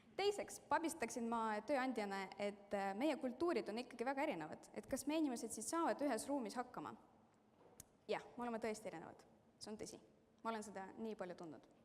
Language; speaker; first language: Estonian; non-native, local second language; Russian